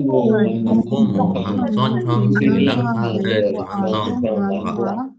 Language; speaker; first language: Chinese; non-native, learner; Sinhala